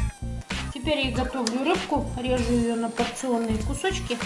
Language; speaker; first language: Russian; native; Russian